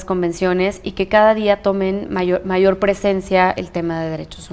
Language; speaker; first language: Spanish; native; Spanish